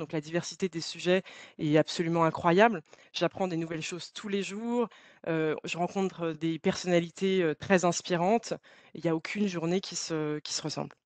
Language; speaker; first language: French; native; French